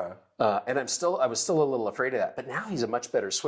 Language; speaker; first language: English; native; English